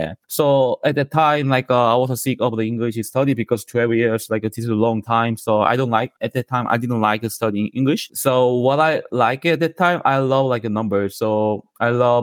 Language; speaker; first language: English; non-native, learner; Korean